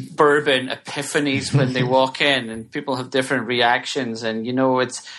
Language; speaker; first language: English; native; English